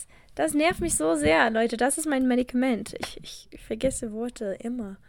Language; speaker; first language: German; non-native, learner; English